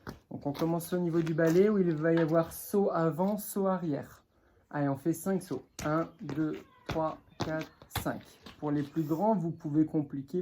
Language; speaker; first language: French; native; French